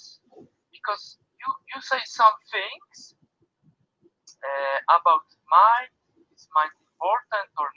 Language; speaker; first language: English; non-native, learner; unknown